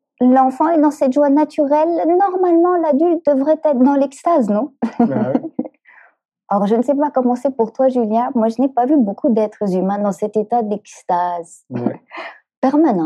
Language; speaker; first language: French; native; French